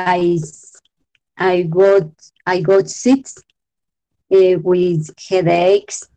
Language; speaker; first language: English; non-native, learner; Spanish